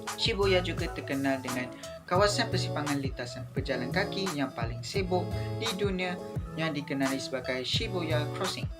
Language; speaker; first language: Malay; native; Malay